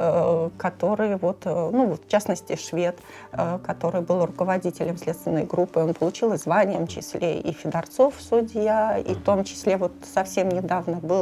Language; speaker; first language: Russian; native; Russian